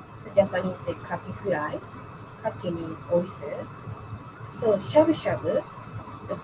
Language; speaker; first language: English; non-native, learner; Japanese